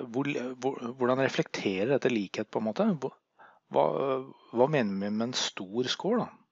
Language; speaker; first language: Norwegian; native; Norwegian